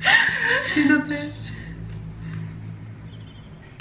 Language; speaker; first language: French; non-native, learner; Chinese